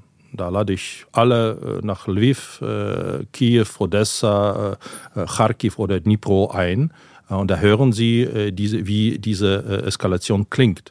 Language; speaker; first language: German; non-native, fluent; Ukrainian